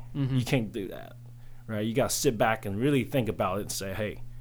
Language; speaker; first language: English; early bilingual, other home language; Chinese